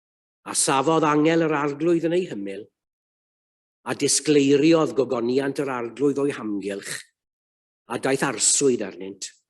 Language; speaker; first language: Welsh; native; Welsh